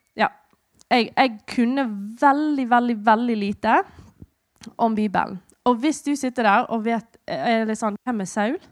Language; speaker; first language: Norwegian; non-native, fluent; English